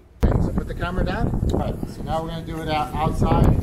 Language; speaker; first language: English; native; English